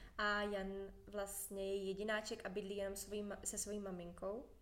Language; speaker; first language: Czech; native; Czech